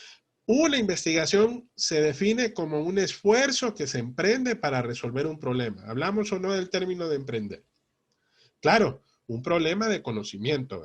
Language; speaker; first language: Spanish; native; Spanish